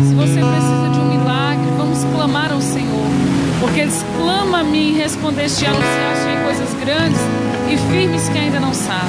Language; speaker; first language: Portuguese; native; Portuguese